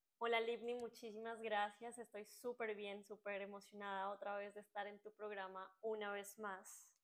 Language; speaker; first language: Spanish; native; Spanish